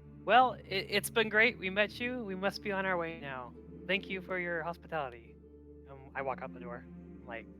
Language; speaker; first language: English; native; English